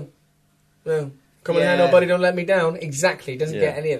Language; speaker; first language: English; native; English